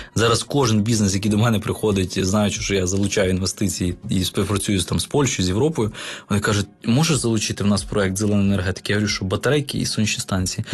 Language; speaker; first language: Ukrainian; native; Ukrainian